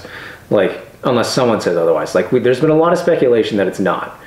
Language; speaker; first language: English; native; English